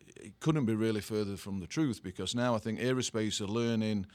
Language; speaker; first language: English; native; English